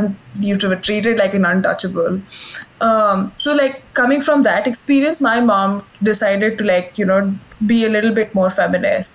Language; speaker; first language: English; non-native, local second language; Hindi